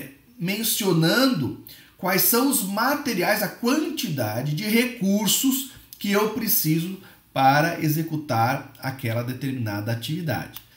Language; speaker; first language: Portuguese; native; Portuguese